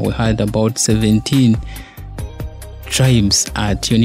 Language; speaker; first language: English; non-native, local second language; Ganda